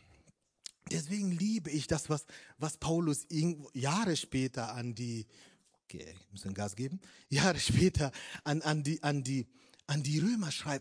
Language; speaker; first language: German; non-native, fluent; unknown